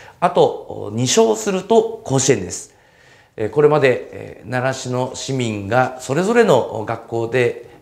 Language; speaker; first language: Japanese; native; Japanese